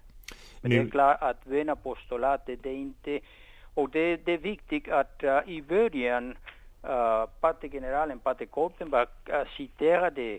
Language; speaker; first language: Swedish; non-native, fluent; Spanish